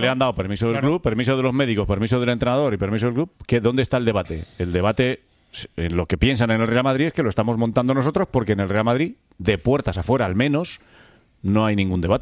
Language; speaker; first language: Spanish; native; Spanish